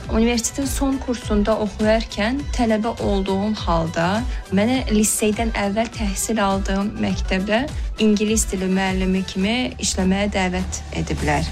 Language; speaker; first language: Azerbaijani; early bilingual, heritage; Azerbaijani